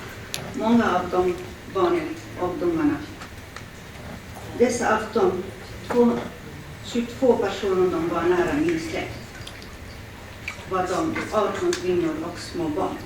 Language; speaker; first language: Swedish; early bilingual, other home language; Assyrian Neo-Aramaic